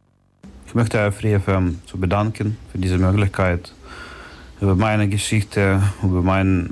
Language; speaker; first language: German; non-native, learner; Ukrainian